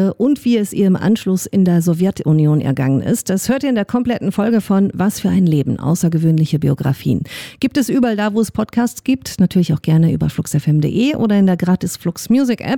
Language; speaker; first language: German; native; German